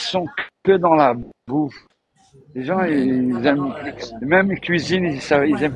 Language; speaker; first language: French; native; French